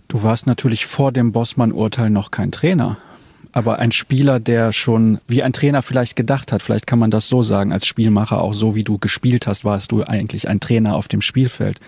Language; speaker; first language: German; native; German